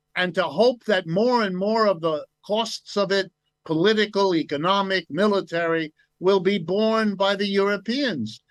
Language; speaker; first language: English; native; English